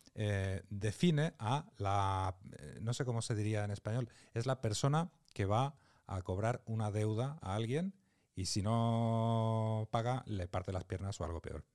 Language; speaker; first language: Spanish; native; Spanish